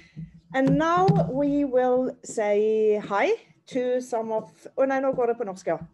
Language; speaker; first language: Norwegian; native; Norwegian